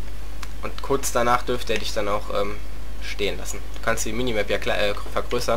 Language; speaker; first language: German; native; German